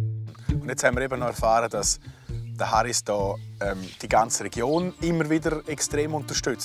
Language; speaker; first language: German; native; German